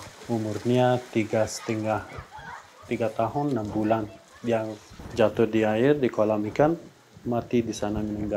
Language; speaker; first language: Indonesian; non-native, learner; Persian